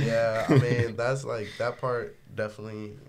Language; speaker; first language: English; native; English